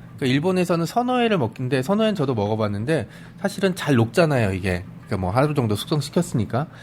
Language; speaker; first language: Korean; native; Korean